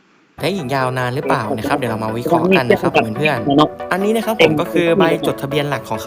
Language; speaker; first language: Thai; native; Thai